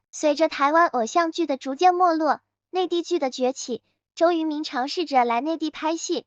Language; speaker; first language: Chinese; native; Chinese